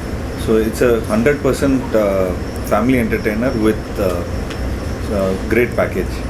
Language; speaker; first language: Hindi; non-native, local second language; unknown